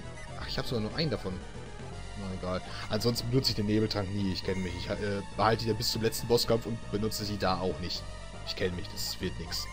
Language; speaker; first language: German; native; German